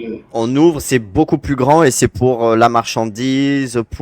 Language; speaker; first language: French; native; French